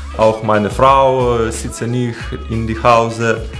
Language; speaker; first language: German; non-native, learner; Russian